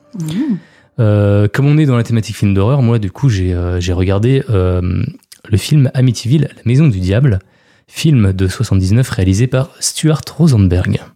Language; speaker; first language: French; native; French